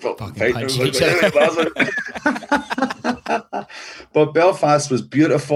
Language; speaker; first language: English; native; English